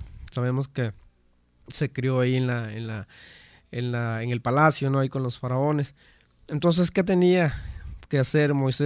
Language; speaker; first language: Spanish; native; Spanish